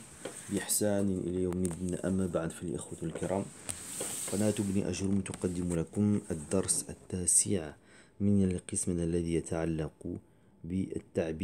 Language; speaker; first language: Arabic; non-native, fluent; French